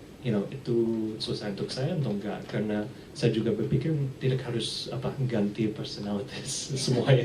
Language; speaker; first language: Indonesian; early bilingual, heritage; English